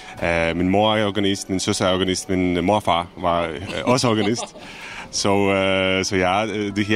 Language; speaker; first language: Danish; non-native, fluent; Czech